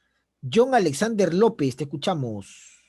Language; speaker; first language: Spanish; native; Spanish